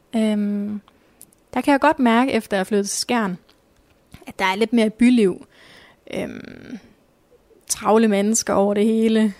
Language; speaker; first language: Danish; native; Danish